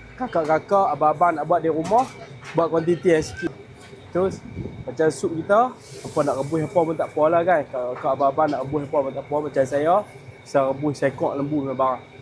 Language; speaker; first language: Malay; native; Malay